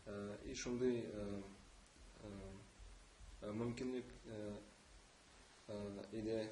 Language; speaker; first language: Tatar; non-native, local second language; Russian